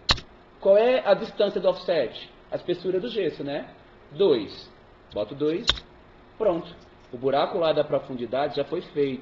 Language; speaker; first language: Portuguese; native; Portuguese